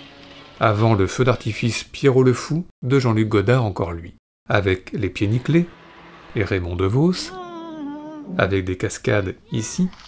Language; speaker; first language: French; native; French